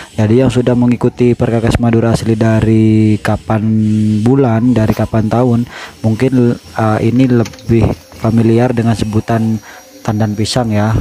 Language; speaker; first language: Indonesian; non-native, local second language; Madurese